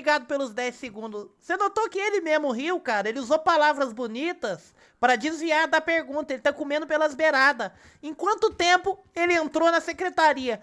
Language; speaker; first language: Portuguese; native; Portuguese